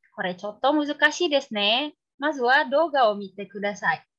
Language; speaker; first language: Japanese; non-native, learner; Indonesian